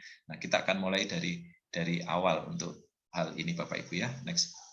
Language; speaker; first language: Indonesian; native; Indonesian